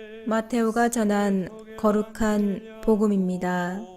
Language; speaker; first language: Korean; native; Korean